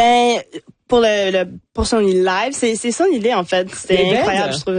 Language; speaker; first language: French; non-native, local second language; English